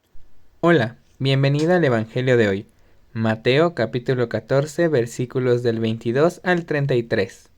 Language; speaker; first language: Spanish; native; Spanish